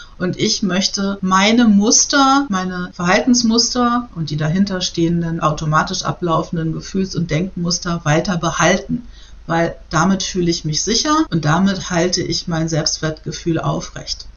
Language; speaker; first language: German; native; German